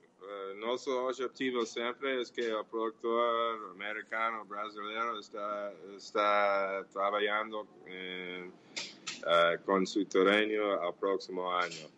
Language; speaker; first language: Portuguese; non-native, fluent; English